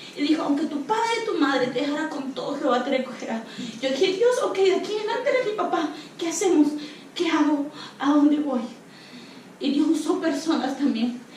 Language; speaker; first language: Spanish; non-native, local second language; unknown